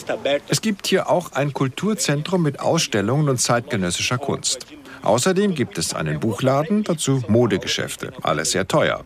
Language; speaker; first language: German; non-native, fluent; Portuguese